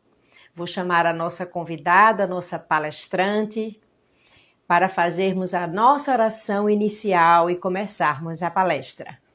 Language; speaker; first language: Portuguese; native; Portuguese